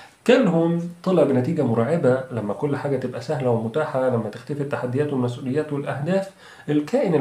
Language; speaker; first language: Arabic; native; Arabic